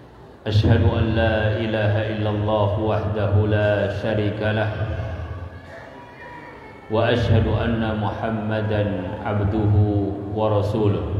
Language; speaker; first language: Arabic; non-native, fluent; Indonesian